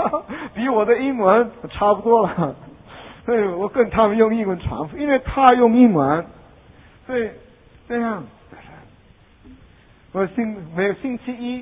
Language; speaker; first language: Chinese; non-native, fluent; Korean